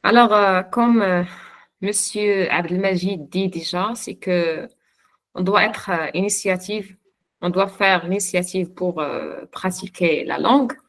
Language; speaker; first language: French; non-native, local second language; Arabic